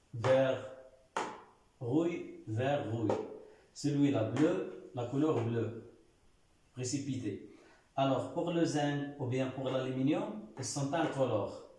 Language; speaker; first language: French; non-native, local second language; Arabic